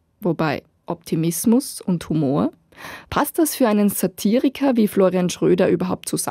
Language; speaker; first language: German; native; German